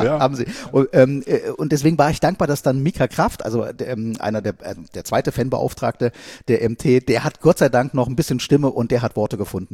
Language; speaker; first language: German; native; German